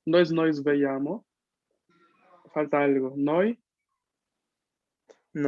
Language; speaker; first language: Italian; non-native, fluent; Spanish